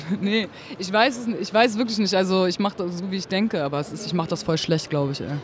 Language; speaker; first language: German; native; German